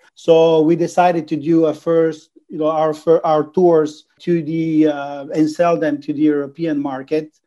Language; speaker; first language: English; non-native, fluent; Italian